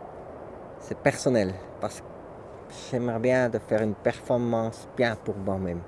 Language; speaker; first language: French; non-native, local second language; German